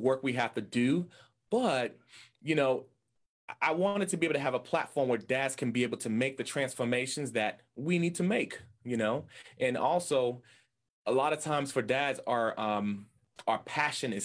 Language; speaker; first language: English; native; English